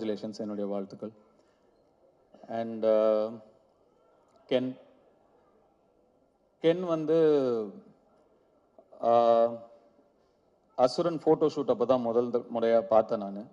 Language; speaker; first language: Tamil; native; Tamil